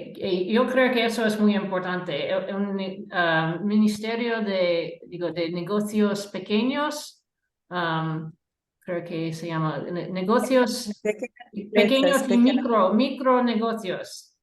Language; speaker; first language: Spanish; non-native, fluent; English